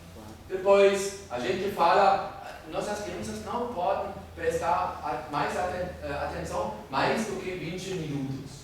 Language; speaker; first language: Portuguese; non-native, fluent; German